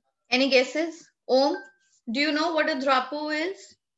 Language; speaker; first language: English; non-native, local second language; Hindi